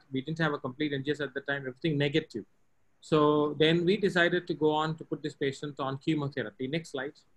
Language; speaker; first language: English; non-native, local second language; Tamil